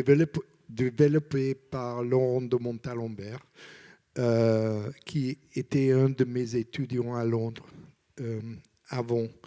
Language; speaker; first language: French; non-native, learner; English